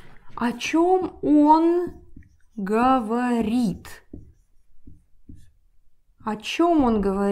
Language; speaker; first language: Russian; non-native, learner; English